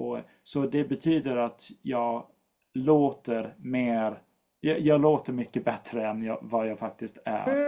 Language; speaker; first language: Swedish; non-native, fluent; English